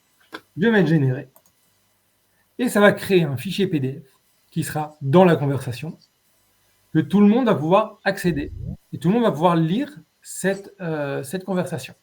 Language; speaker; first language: French; native; French